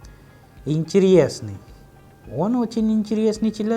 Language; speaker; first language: Russian; non-native, fluent; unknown